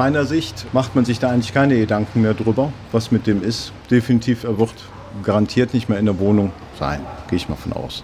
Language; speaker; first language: German; native; German